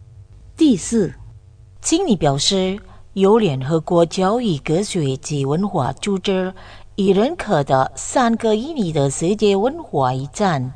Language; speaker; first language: Chinese; non-native, learner; Indonesian